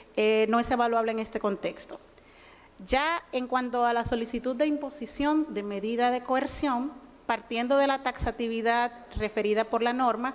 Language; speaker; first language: Spanish; native; Spanish